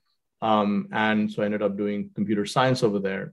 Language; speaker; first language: English; non-native, local second language; Hindi